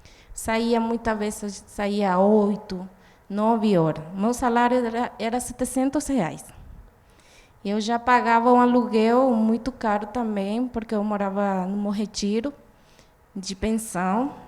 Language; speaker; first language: Portuguese; non-native, fluent; Guarani